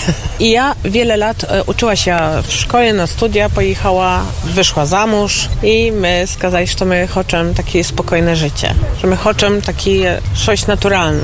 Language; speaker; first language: Polish; non-native, local second language; Ukrainian